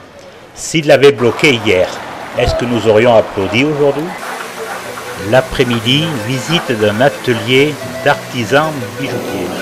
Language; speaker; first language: French; native; French